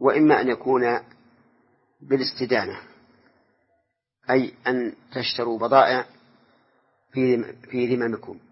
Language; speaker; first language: Arabic; native; Arabic